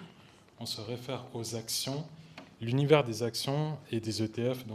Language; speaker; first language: French; native; French